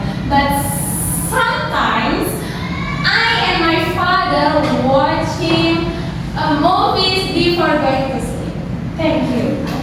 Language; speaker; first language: English; non-native, learner; Indonesian